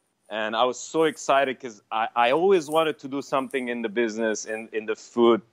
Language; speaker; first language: English; non-native, fluent; Armenian